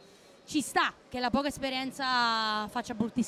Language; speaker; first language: Italian; native; Italian